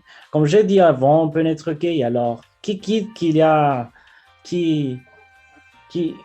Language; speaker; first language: French; non-native, fluent; Spanish